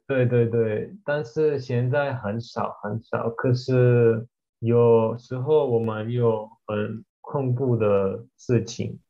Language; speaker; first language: Chinese; non-native, learner; Russian